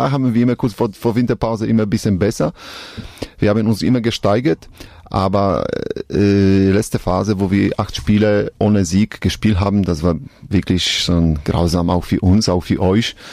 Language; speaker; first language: German; non-native, learner; Polish